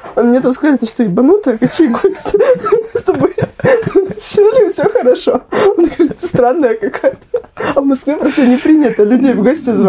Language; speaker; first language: Russian; native; Russian